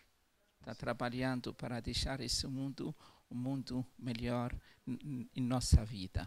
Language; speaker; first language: Portuguese; non-native, local second language; Arabic